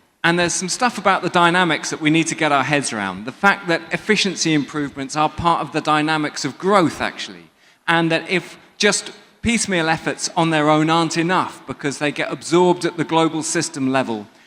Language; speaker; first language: English; native; English